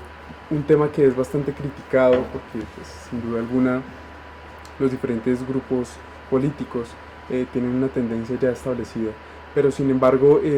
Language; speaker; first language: Spanish; native; Spanish